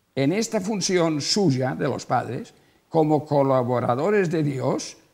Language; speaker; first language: Spanish; non-native, local second language; Catalan